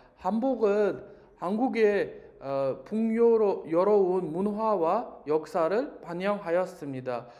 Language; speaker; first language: Korean; non-native, fluent; Uzbek